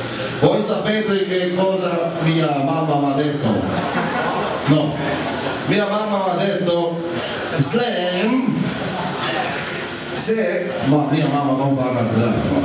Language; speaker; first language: Italian; non-native, learner; English